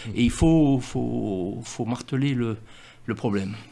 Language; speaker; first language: French; native; French